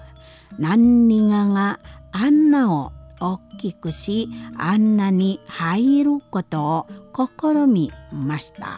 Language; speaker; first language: Japanese; non-native, learner; Indonesian